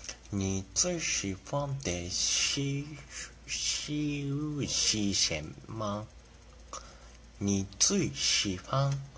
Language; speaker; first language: Chinese; non-native, learner; Japanese